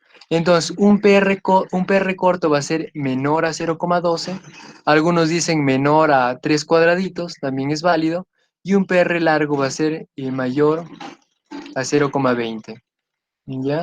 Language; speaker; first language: Spanish; native; Spanish